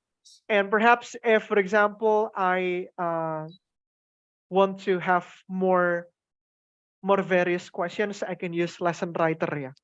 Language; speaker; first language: English; non-native, fluent; Indonesian